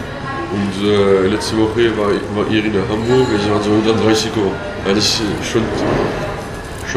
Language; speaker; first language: German; non-native, learner; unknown